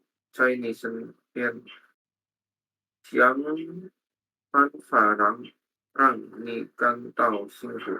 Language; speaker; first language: Chinese; non-native, learner; Indonesian